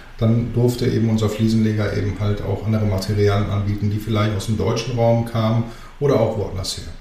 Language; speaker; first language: German; early bilingual, other home language; Greek